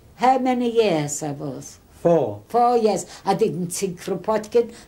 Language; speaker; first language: English; early bilingual, other home language; Polish